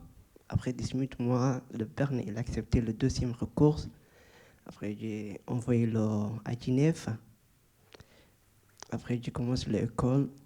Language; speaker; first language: French; non-native, learner; Somali